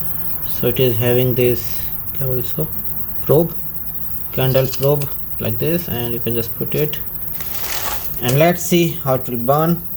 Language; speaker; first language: English; non-native, local second language; Hindi